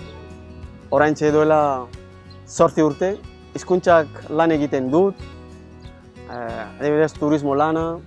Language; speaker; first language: Basque; non-native, learner; French